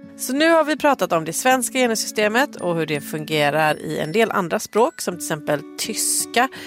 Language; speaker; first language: Swedish; native; Swedish